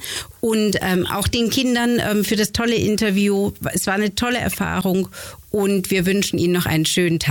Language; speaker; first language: German; native; German